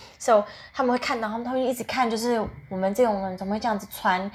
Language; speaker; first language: Chinese; early bilingual, heritage; Chinese